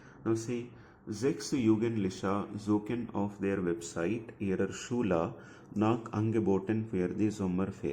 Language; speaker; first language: German; non-native, fluent; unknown